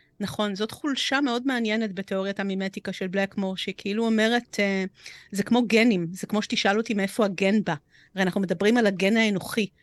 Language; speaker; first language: Hebrew; early bilingual, other home language; Romanian